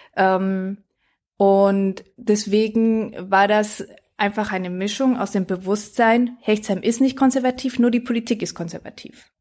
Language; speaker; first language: German; early bilingual, other home language; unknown